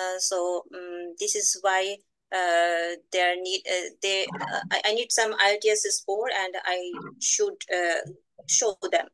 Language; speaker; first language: English; non-native, learner; Bangla